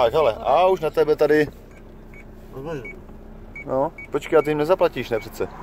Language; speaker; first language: Czech; native; Czech